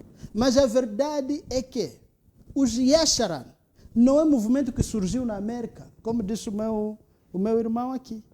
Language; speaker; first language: Portuguese; non-native, local second language; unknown